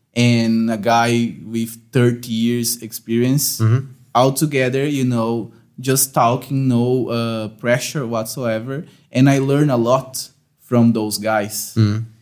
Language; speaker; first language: English; non-native, fluent; Portuguese